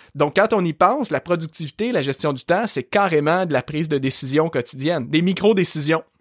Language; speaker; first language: French; native; French